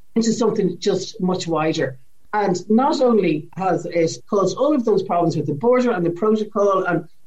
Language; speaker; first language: English; native; English